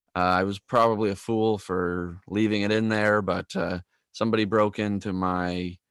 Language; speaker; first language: English; native; English